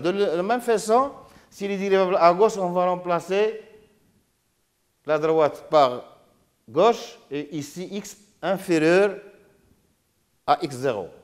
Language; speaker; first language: French; non-native, local second language; Arabic